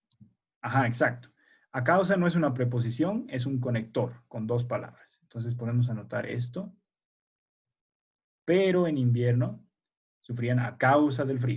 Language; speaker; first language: Spanish; native; Spanish